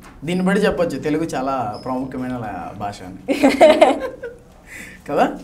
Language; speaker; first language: Telugu; native; Telugu